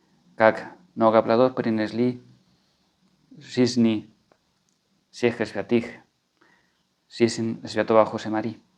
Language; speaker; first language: Russian; non-native, fluent; Spanish